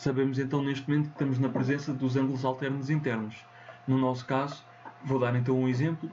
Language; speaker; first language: Portuguese; native; Portuguese